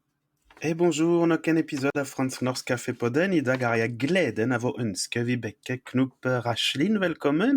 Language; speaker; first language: Norwegian; non-native, fluent; French